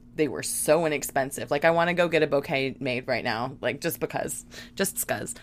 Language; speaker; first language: English; native; English